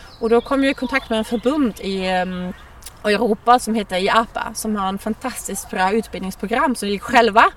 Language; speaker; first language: Swedish; non-native, fluent; German